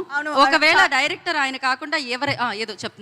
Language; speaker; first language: Telugu; native; Telugu